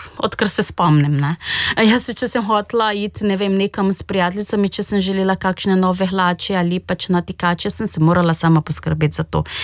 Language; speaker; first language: Slovenian; non-native, fluent; Portuguese